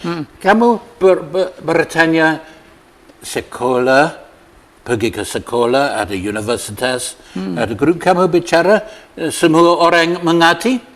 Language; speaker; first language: Indonesian; non-native, learner; English